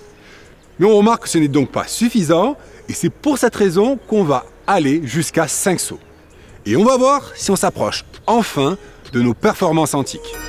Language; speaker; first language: French; native; French